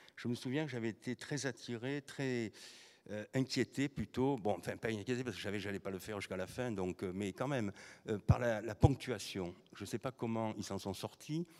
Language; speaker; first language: French; native; French